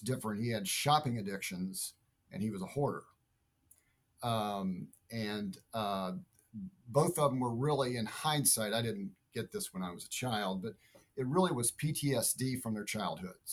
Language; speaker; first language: English; native; English